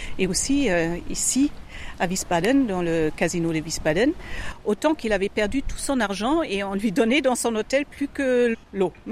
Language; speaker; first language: French; non-native, fluent; German